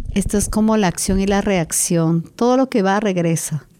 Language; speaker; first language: Spanish; native; Spanish